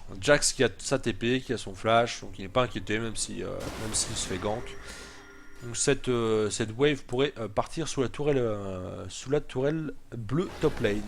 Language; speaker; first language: French; native; French